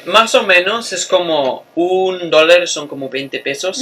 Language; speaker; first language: Spanish; non-native, fluent; English